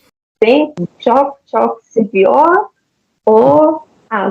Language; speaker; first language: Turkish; non-native, learner; Portuguese